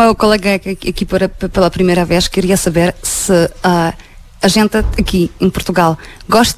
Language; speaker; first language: Portuguese; non-native, fluent; Polish